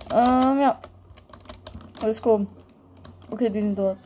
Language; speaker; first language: German; early bilingual, other home language; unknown